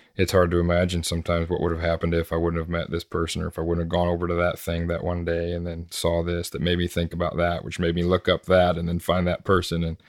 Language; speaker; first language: English; native; English